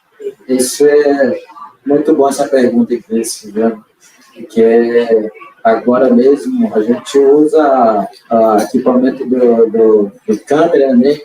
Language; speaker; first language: Portuguese; non-native, local second language; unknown